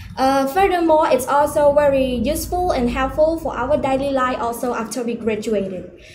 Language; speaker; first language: English; non-native, learner; Khmer